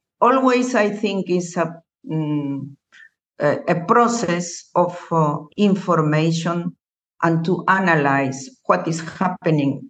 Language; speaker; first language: English; non-native, learner; Spanish